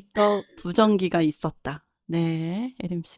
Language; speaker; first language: Korean; native; Korean